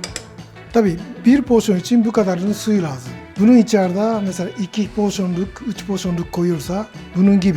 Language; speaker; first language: Turkish; non-native, learner; Japanese